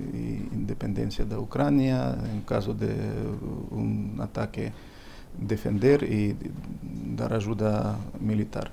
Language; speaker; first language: Portuguese; non-native, fluent; Ukrainian